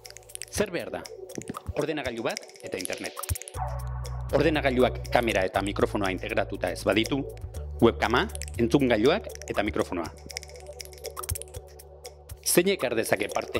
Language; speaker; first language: Basque; native; Basque